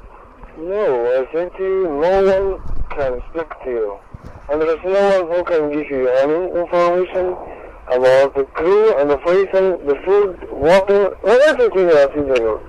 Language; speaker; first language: English; non-native, learner; Somali